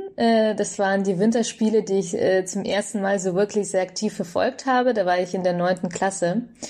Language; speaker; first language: German; early bilingual, other home language; Russian